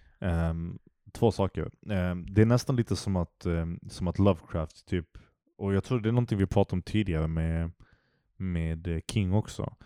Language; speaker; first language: Swedish; early bilingual, other home language; Turkish